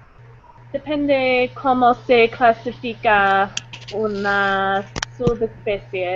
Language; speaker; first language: Spanish; non-native, learner; English